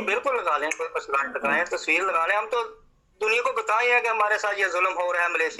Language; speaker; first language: Hindi; non-native, local second language; Punjabi